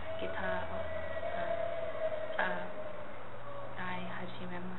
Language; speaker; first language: Japanese; non-native, learner; English